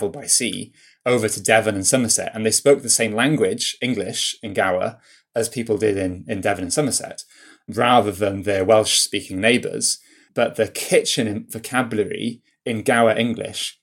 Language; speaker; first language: English; non-native, local second language; Welsh